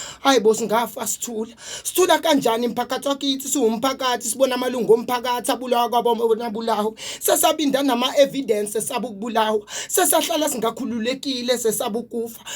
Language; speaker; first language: Zulu; native; Zulu